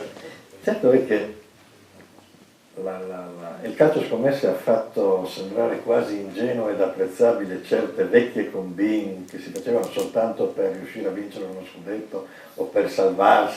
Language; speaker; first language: Italian; native; Italian